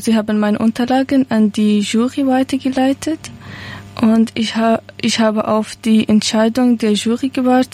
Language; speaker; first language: German; non-native, learner; Persian